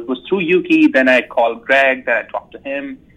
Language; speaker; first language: English; non-native, local second language; Urdu